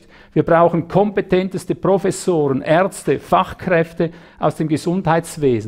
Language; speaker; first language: German; native; German